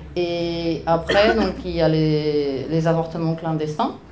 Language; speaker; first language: French; non-native, fluent; Polish